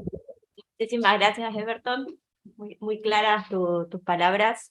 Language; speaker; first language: Spanish; native; Spanish